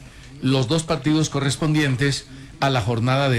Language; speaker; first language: Spanish; native; Spanish